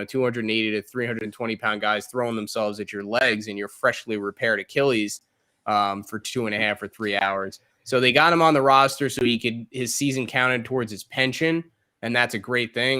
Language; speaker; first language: English; native; English